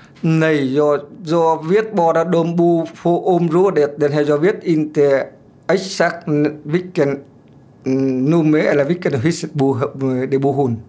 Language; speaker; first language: Swedish; non-native, learner; Vietnamese